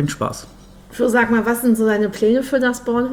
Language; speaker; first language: German; native; German